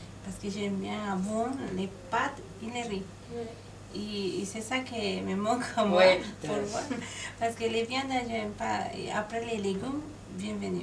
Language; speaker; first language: French; non-native, learner; Spanish